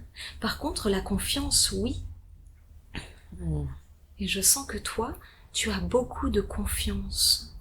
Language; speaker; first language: French; native; French